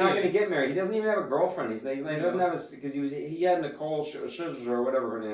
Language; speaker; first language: English; native; English